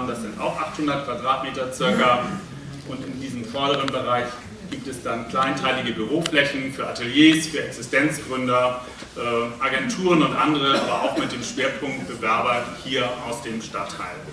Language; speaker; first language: German; native; German